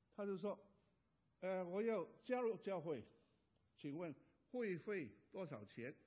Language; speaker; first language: Chinese; non-native, local second language; Cantonese